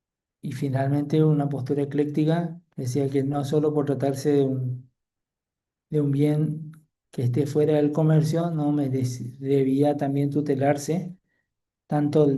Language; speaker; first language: Spanish; native; Spanish